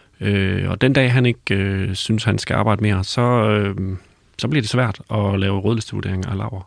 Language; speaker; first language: Danish; native; Danish